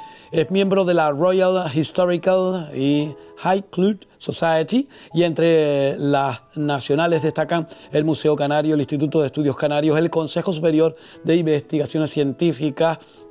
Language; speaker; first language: Spanish; native; Spanish